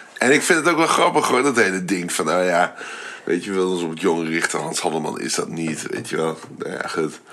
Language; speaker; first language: Dutch; native; Dutch